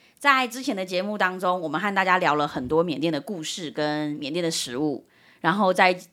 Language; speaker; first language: Chinese; early bilingual, heritage; Chinese